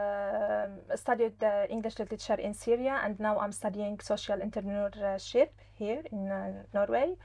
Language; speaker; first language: English; non-native, fluent; Arabic